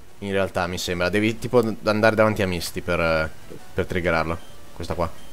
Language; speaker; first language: Italian; native; Italian